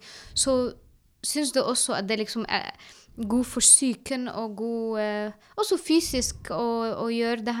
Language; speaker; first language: Norwegian; non-native, learner; Arabic